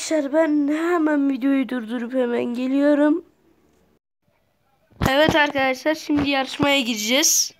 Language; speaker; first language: Turkish; native; Turkish